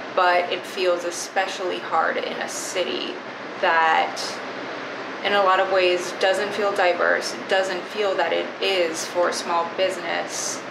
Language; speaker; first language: English; native; English